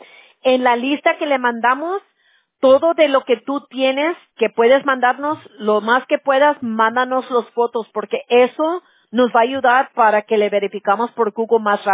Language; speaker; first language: Spanish; early bilingual, heritage; English